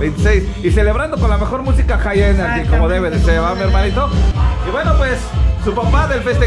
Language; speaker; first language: Spanish; native; Spanish